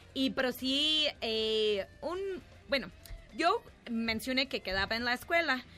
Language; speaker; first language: Spanish; non-native, fluent; English